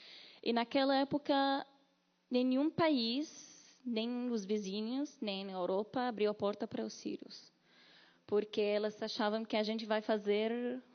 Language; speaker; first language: Portuguese; non-native, learner; Arabic